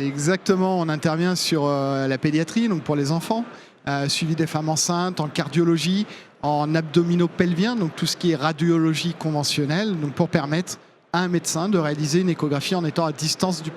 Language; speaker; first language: French; native; French